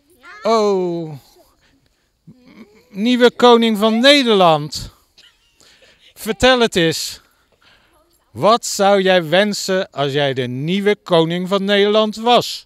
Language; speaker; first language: Dutch; native; Dutch